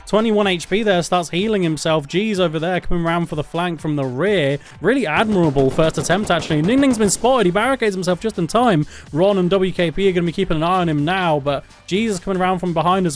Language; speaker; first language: English; native; English